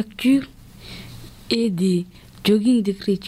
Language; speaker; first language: French; early bilingual, other home language; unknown